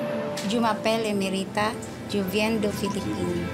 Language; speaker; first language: French; non-native, learner; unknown